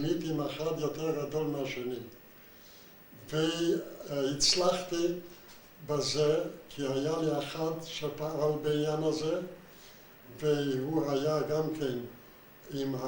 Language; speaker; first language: Hebrew; non-native, fluent; Yiddish